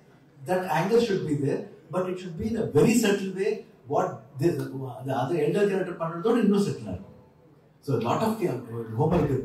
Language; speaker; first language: Tamil; non-native, learner; Kannada